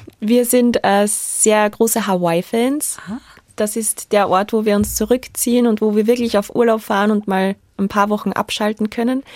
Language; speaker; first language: German; native; German